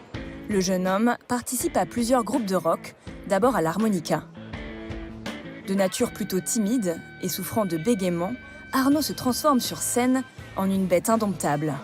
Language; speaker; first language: French; native; French